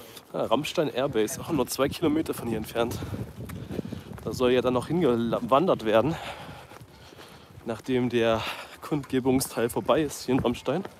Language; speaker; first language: German; native; German